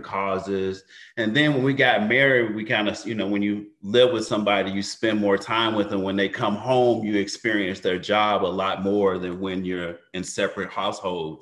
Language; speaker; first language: English; native; English